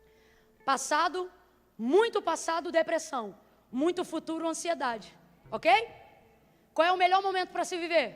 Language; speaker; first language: Portuguese; native; Portuguese